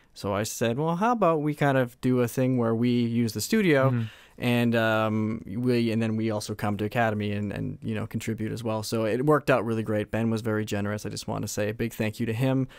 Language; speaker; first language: English; native; English